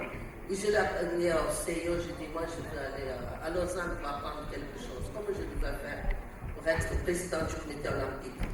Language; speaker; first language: French; non-native, learner; Portuguese